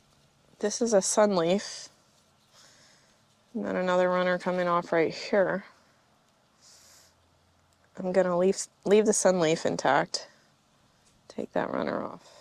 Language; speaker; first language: English; native; English